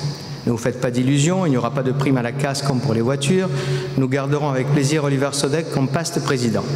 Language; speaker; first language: French; native; French